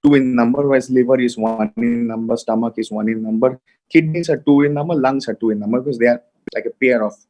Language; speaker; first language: English; non-native, local second language; Hindi